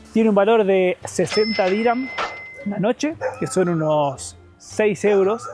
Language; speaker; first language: Spanish; native; Spanish